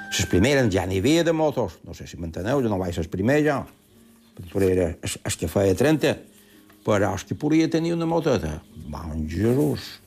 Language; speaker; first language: Catalan; native; Catalan